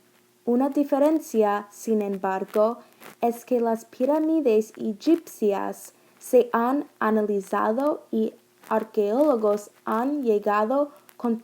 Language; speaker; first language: Spanish; non-native, learner; English